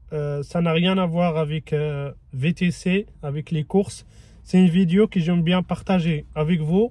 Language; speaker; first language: French; non-native, fluent; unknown